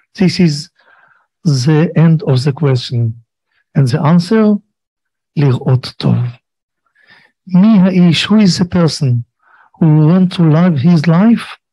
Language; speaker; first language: English; non-native, learner; Hebrew